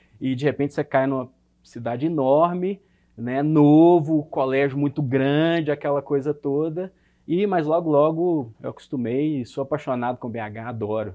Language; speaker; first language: Portuguese; native; Portuguese